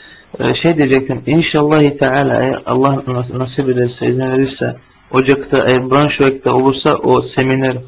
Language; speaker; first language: Turkish; non-native, fluent; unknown